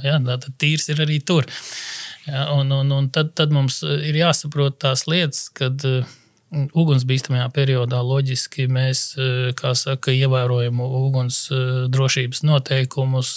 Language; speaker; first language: Latvian; native; Latvian